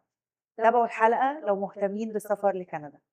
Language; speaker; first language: Arabic; native; Arabic